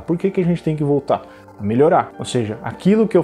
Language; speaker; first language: Portuguese; native; Portuguese